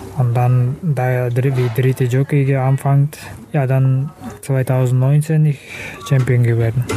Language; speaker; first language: German; non-native, learner; Kazakh